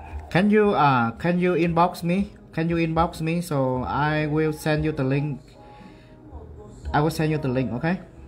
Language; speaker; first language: English; non-native, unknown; Vietnamese